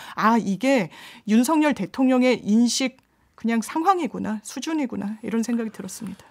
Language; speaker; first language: Korean; native; Korean